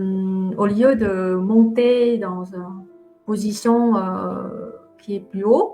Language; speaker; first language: French; non-native, fluent; Vietnamese